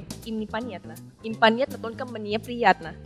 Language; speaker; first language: Russian; non-native, learner; Thai